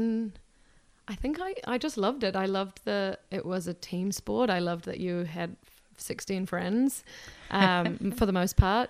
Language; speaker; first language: English; native; English